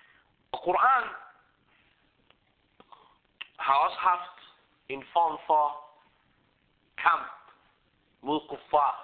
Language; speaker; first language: Danish; early bilingual, other home language; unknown